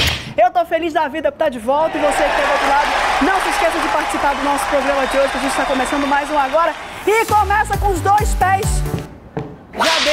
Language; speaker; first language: Portuguese; native; Portuguese